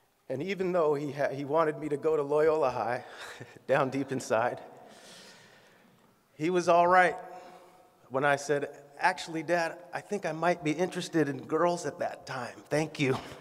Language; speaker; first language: English; native; English